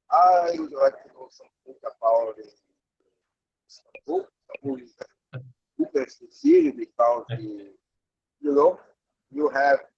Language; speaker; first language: English; non-native, learner; Portuguese